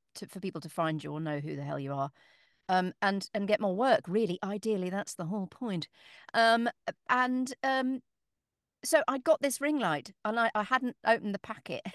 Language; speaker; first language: English; native; English